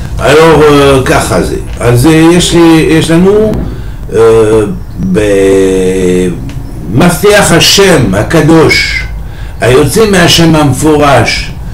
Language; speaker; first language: Hebrew; non-native, fluent; French